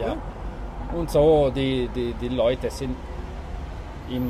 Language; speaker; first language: German; non-native, local second language; Italian